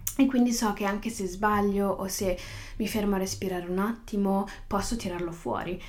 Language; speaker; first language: Italian; native; Italian